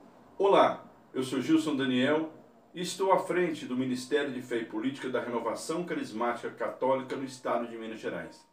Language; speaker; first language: Portuguese; native; Portuguese